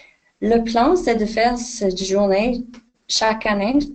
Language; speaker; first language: French; non-native, fluent; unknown